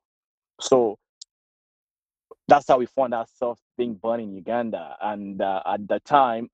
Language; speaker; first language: English; non-native, local second language; Ganda